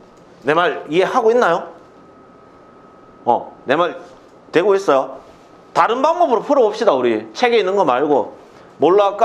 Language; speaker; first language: Korean; native; Korean